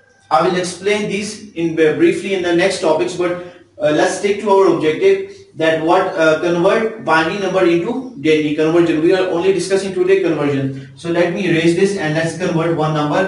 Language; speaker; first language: English; non-native, local second language; Urdu